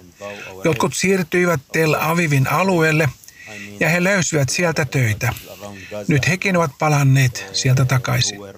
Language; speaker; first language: Finnish; native; Finnish